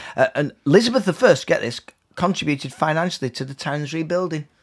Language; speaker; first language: English; native; English